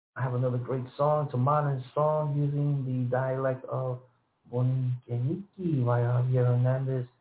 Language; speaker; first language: English; early bilingual, other home language; Spanish